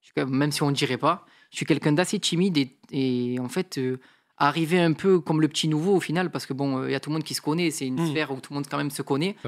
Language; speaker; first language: French; native; French